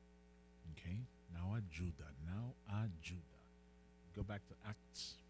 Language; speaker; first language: Portuguese; non-native, learner; Spanish